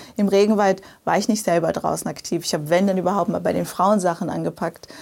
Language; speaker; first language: German; early bilingual, other home language; Portuguese